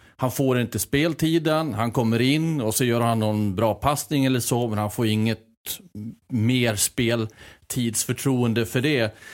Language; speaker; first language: Swedish; native; Swedish